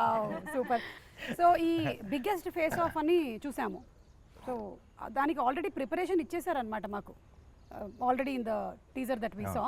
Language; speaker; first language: Telugu; native; Telugu